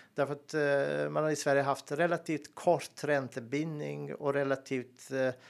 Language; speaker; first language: Swedish; non-native, fluent; Serbian